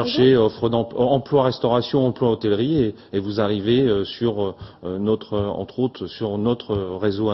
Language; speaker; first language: French; native; French